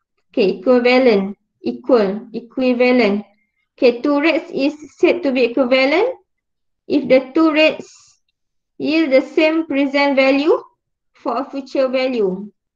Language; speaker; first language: English; non-native, local second language; Malay